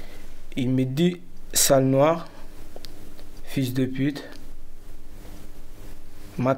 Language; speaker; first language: French; non-native, learner; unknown